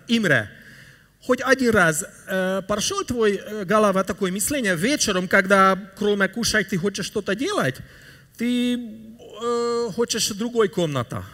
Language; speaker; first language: Russian; non-native, learner; Hungarian